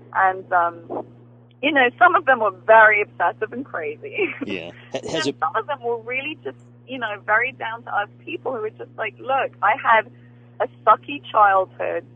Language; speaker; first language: English; native; English